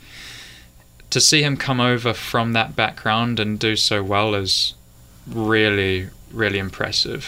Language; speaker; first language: English; native; English